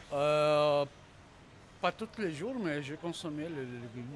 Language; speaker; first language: French; non-native, learner; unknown